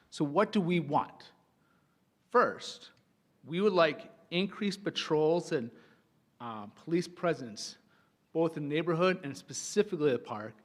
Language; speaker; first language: English; native; English